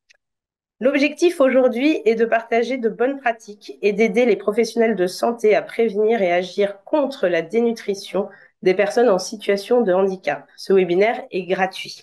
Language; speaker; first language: French; native; French